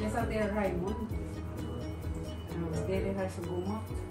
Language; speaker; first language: Swedish; non-native, learner; Filipino